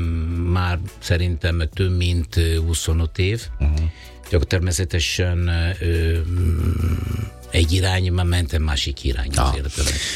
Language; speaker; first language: Hungarian; non-native, fluent; Italian